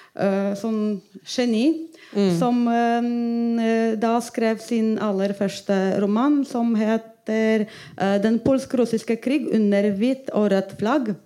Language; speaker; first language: Norwegian; non-native, fluent; Polish